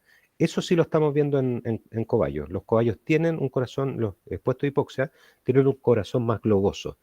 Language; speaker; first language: Spanish; native; Spanish